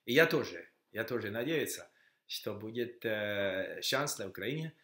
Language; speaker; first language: Russian; non-native, learner; English